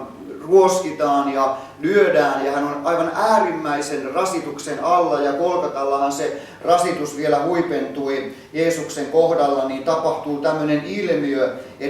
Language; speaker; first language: Finnish; native; Finnish